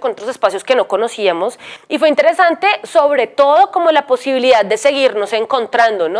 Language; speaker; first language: Spanish; native; Spanish